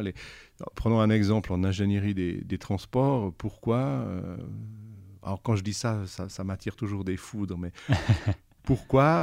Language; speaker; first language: French; native; French